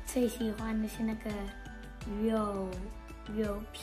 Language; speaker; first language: Chinese; early bilingual, other home language; Dutch